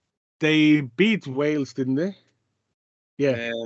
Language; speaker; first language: English; native; English